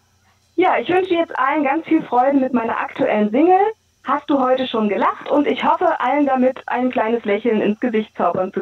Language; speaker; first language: German; native; German